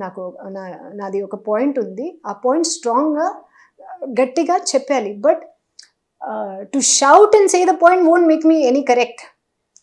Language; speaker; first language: Telugu; non-native, fluent; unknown